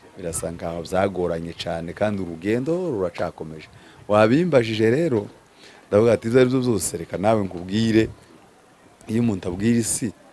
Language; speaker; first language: Kinyarwanda; native; Kinyarwanda